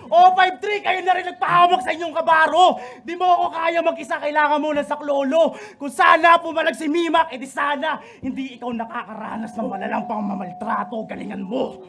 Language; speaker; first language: Filipino; native; Filipino